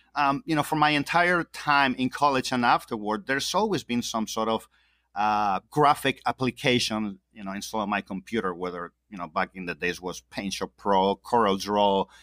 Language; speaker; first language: English; non-native, fluent; Spanish